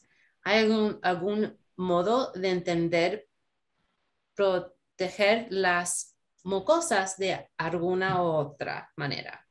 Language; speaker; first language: Spanish; non-native, learner; English